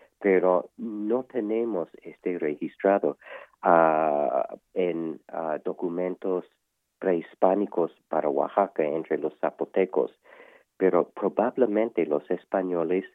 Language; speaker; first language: Spanish; non-native, fluent; English